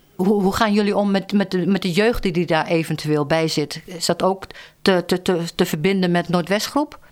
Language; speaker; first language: Dutch; native; Dutch